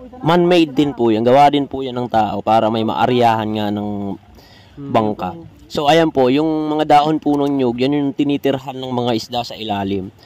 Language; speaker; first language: Filipino; non-native, local second language; Bikol